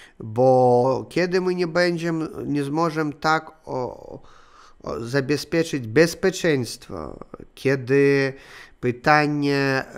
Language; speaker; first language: Polish; non-native, learner; Russian